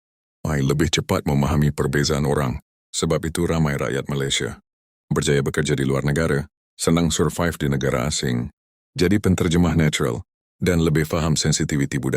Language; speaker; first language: Malay; native; Malay